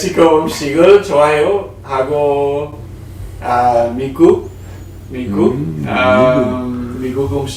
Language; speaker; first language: Korean; non-native, learner; English